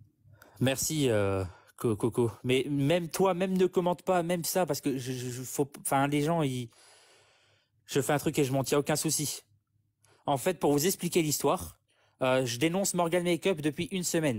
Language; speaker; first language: French; native; French